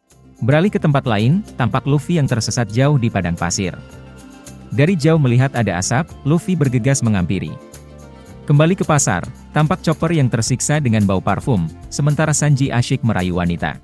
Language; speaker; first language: Indonesian; native; Indonesian